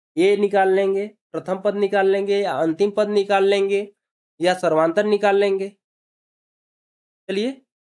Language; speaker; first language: Hindi; native; Hindi